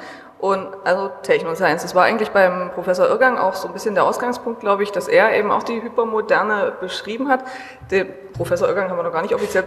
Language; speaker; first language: German; native; German